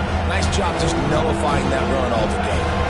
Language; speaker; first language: English; native; English